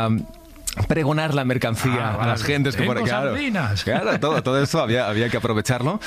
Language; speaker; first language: Spanish; native; Spanish